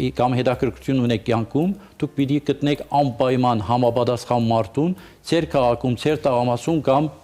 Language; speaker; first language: Armenian; early bilingual, heritage; Armenian